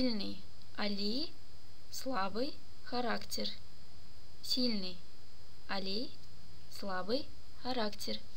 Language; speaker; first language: Russian; non-native, fluent; Turkish